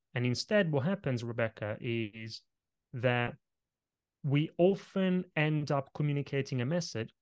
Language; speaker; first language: English; non-native, fluent; Italian